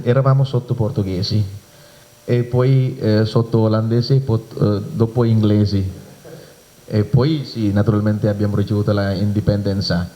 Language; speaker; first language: Italian; non-native, fluent; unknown